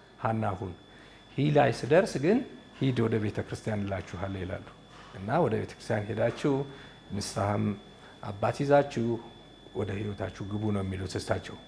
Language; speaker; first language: Amharic; native; Amharic